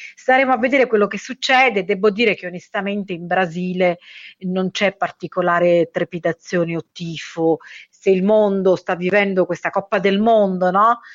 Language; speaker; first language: Italian; native; Italian